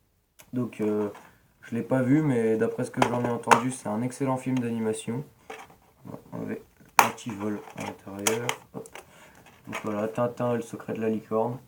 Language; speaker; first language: French; native; French